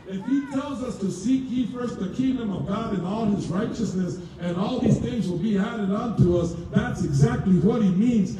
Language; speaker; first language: English; early bilingual, other home language; Spanish